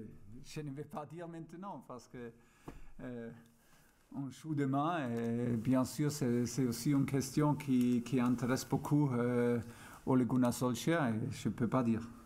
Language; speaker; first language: French; non-native, fluent; German